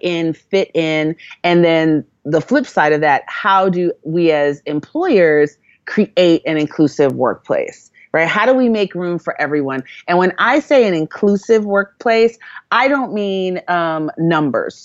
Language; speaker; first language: English; native; English